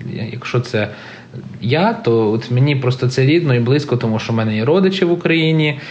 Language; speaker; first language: Ukrainian; early bilingual, heritage; Ukrainian